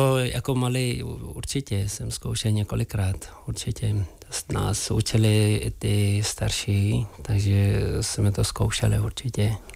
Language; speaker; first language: Czech; non-native, fluent; Tibetan